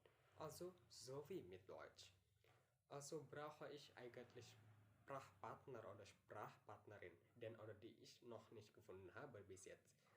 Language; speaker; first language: German; non-native, learner; Indonesian